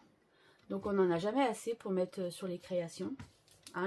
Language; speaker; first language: French; native; French